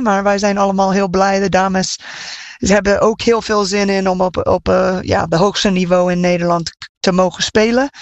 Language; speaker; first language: Dutch; non-native, fluent; English